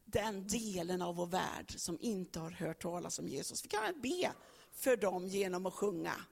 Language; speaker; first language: Swedish; native; Swedish